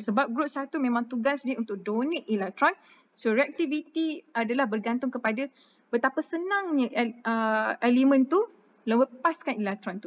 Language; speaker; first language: Malay; native; Malay